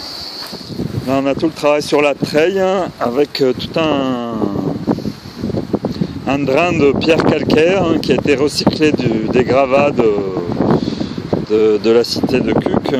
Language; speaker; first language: French; native; French